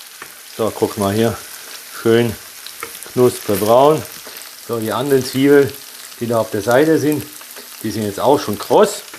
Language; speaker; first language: German; early bilingual, other home language; Polish